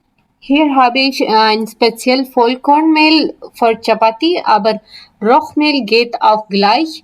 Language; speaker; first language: German; non-native, learner; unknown